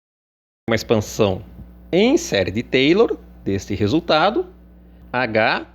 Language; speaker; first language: Portuguese; native; Portuguese